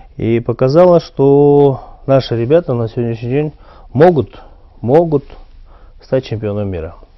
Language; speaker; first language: Russian; non-native, local second language; Kyrgyz